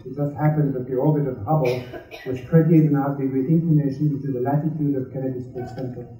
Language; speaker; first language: English; non-native, fluent; French